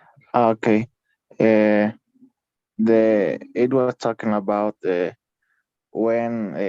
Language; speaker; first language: English; non-native, learner; Spanish